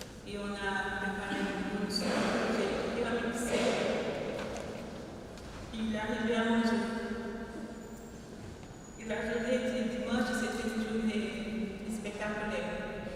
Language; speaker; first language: French; non-native, fluent; Portuguese